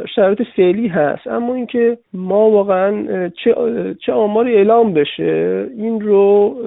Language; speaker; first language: Persian; native; Persian